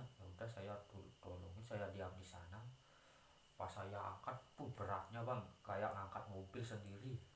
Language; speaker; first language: Indonesian; non-native, local second language; Balinese